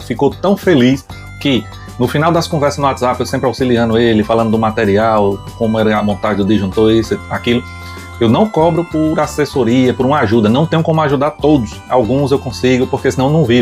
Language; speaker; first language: Portuguese; native; Portuguese